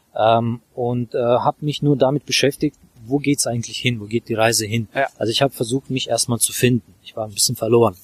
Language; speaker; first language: German; non-native, fluent; Russian